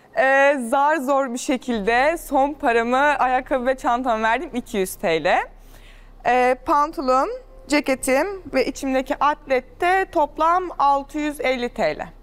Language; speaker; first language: Turkish; native; Turkish